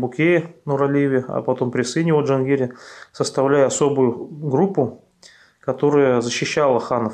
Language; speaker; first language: Russian; native; Russian